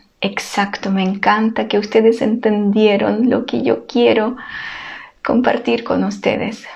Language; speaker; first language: Spanish; non-native, fluent; Ukrainian